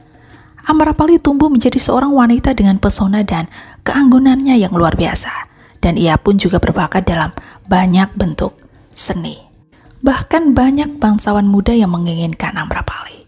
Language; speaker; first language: Indonesian; native; Indonesian